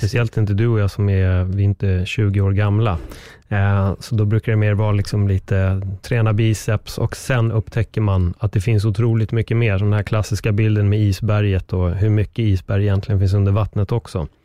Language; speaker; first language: Swedish; native; Swedish